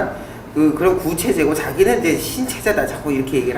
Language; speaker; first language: Korean; native; Korean